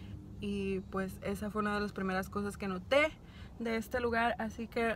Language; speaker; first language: Spanish; early bilingual, heritage; Spanish